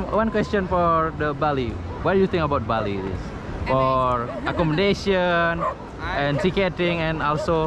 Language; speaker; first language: English; non-native, learner; Indonesian